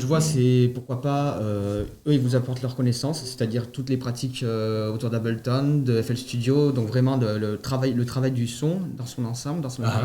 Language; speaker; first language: French; native; French